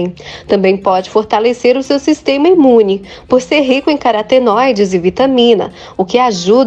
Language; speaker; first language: Portuguese; native; Portuguese